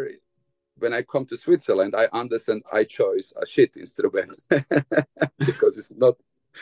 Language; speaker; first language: English; non-native, fluent; Bosnian